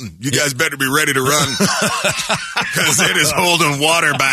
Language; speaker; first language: English; native; English